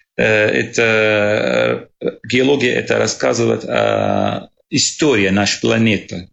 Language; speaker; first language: Russian; non-native, learner; Arabic